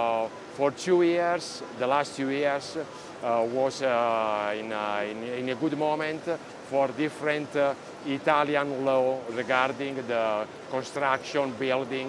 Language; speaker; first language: English; non-native, learner; Italian